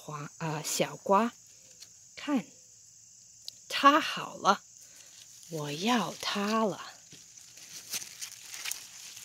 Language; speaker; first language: Chinese; non-native, fluent; English